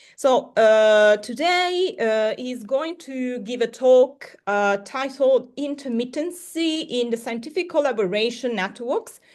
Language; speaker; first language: English; non-native, fluent; Italian